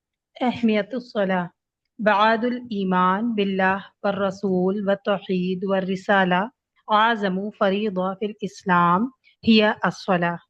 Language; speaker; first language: Arabic; non-native, learner; Urdu